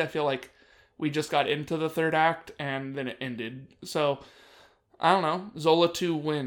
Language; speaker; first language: English; native; English